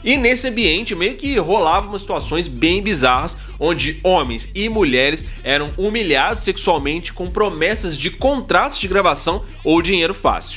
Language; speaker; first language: Portuguese; native; Portuguese